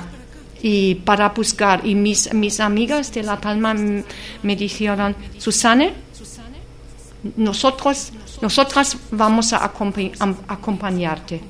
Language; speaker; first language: Spanish; non-native, fluent; German